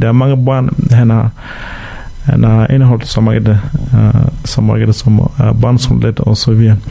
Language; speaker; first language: Danish; non-native, fluent; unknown